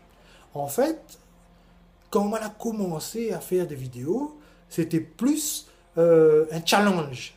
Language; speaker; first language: French; non-native, local second language; Réunion Creole French